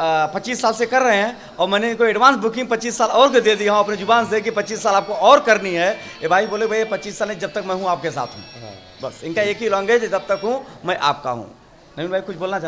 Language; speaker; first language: Hindi; native; Hindi